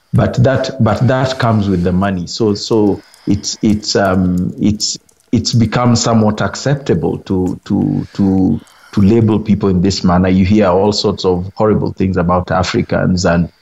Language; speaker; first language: English; non-native, local second language; Luo (Kenya and Tanzania)